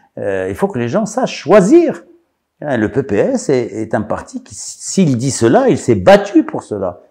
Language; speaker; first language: French; non-native, local second language; Arabic